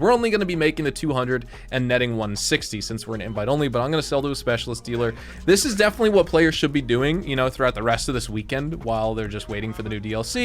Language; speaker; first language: English; native; English